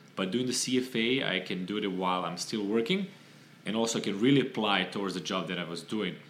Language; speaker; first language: English; non-native, fluent; Serbian